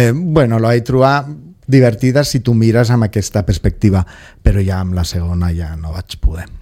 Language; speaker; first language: Catalan; non-native, local second language; Spanish